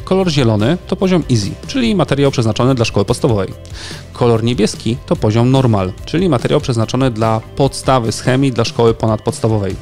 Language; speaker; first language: Polish; native; Polish